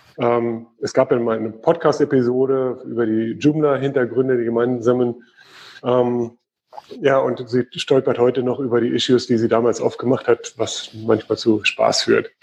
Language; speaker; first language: German; native; German